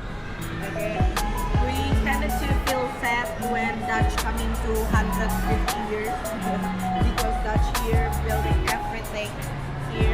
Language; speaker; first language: English; non-native, learner; Indonesian